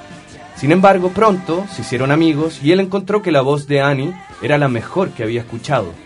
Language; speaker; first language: Spanish; native; Spanish